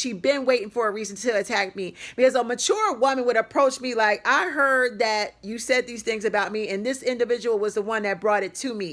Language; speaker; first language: English; native; English